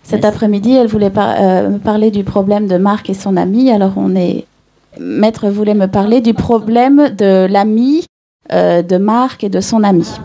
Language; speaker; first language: French; native; French